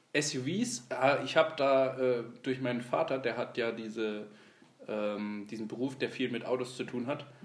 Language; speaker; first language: German; early bilingual, other home language; Turkish